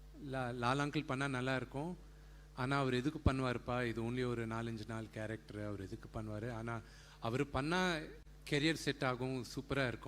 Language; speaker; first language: Tamil; non-native, local second language; Telugu